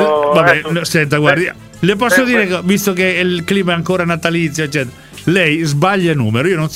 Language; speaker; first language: Italian; native; Italian